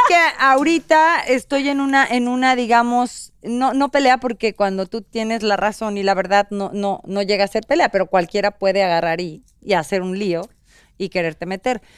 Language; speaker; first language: Spanish; native; Spanish